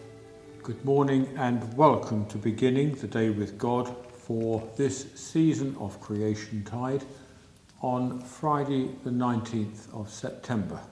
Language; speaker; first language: English; native; English